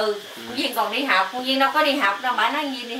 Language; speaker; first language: Vietnamese; native; Vietnamese